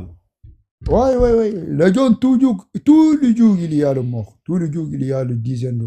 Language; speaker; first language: French; non-native, learner; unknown